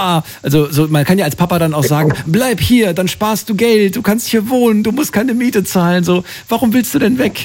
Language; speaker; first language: German; native; German